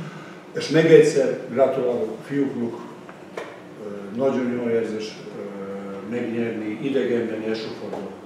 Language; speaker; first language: Hungarian; non-native, learner; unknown